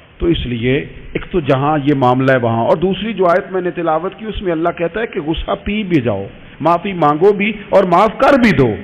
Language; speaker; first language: Urdu; non-native, local second language; Punjabi